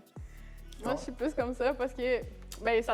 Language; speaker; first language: French; native; French